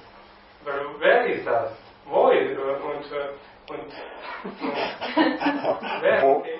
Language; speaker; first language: German; non-native, learner; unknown